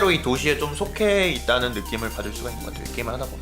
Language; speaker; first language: Korean; native; Korean